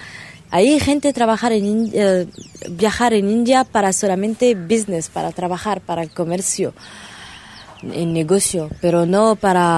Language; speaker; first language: Spanish; non-native, learner; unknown